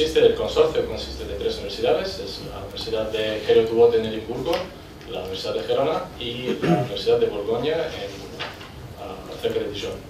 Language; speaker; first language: Spanish; non-native, fluent; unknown